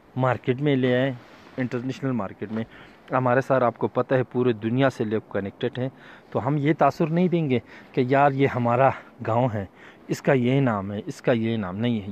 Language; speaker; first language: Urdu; non-native, local second language; Pashto